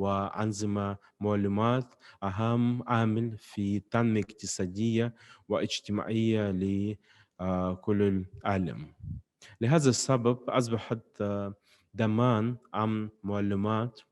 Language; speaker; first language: Arabic; non-native, fluent; Russian